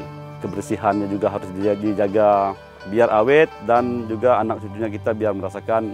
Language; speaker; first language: Indonesian; native; Indonesian